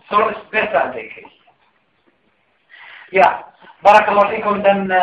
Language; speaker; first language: German; non-native, fluent; Arabic